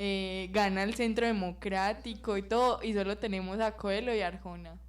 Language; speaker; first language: Spanish; native; Spanish